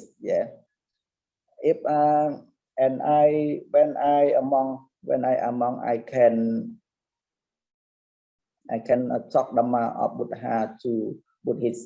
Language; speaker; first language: English; non-native, learner; Khmer